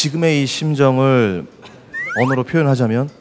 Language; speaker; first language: Korean; native; Korean